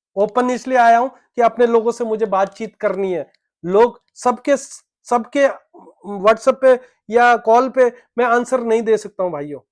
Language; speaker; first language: Hindi; native; Hindi